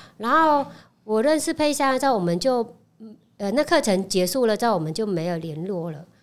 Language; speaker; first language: Chinese; non-native, fluent; Khmer